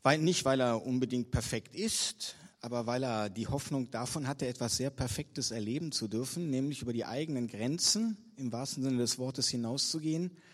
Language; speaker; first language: German; native; German